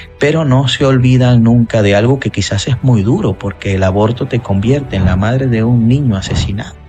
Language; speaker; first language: Spanish; native; Spanish